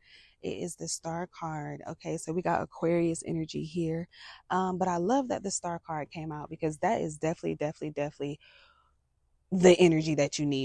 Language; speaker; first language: English; native; English